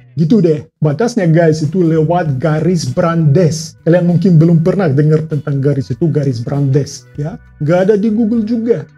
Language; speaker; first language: Indonesian; non-native, fluent; Russian